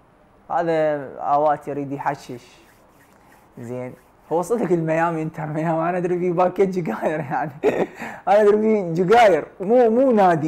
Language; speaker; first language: Arabic; native; Arabic